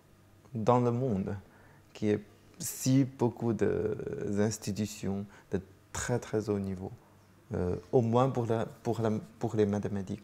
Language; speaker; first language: French; non-native, fluent; Chinese